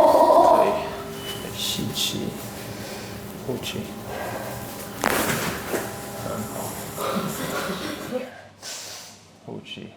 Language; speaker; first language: Chinese; non-native, fluent; English